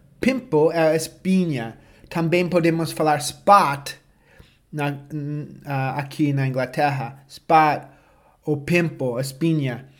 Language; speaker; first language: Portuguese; non-native, fluent; English